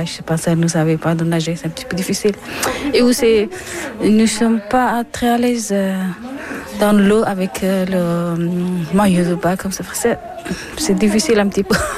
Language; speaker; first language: French; non-native, learner; Persian